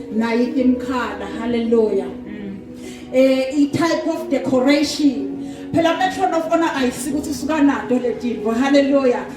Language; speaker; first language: Zulu; non-native, local second language; Swati